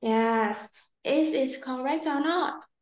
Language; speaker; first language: English; non-native, learner; Vietnamese